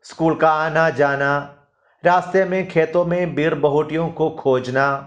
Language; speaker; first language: Hindi; non-native, local second language; Malayalam